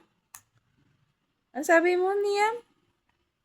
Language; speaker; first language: Filipino; native; Filipino